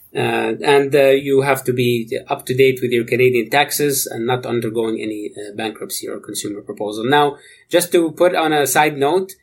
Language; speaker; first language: English; non-native, fluent; Arabic